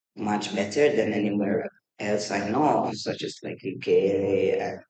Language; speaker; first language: English; non-native, fluent; Maltese